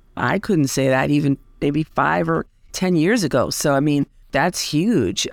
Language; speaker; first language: English; native; English